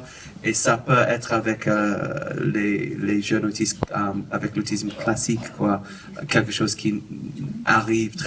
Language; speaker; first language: French; non-native, fluent; English